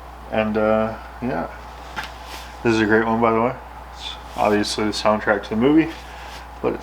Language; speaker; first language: English; native; English